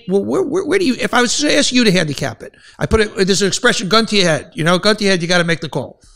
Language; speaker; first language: English; native; English